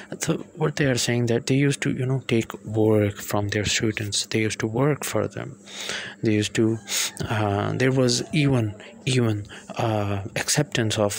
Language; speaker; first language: English; non-native, local second language; Punjabi